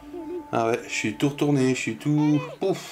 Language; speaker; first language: French; native; French